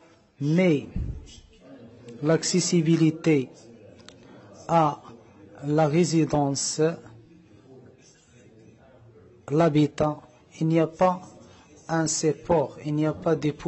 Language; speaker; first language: French; non-native, learner; Arabic